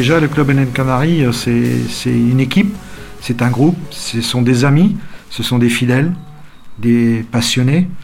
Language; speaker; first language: French; native; French